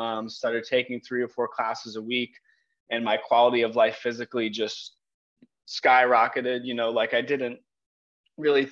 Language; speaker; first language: English; native; English